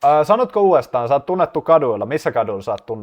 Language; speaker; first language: Finnish; native; Finnish